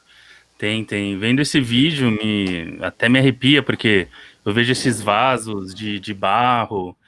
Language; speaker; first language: Portuguese; early bilingual, other home language; Korean